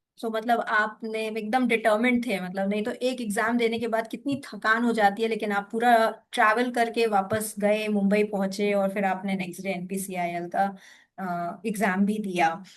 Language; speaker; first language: Hindi; native; Hindi